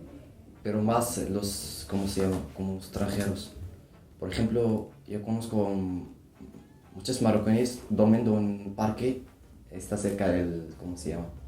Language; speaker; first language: Spanish; non-native, learner; Arabic